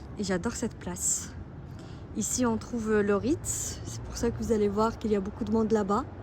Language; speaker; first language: French; non-native, local second language; Arabic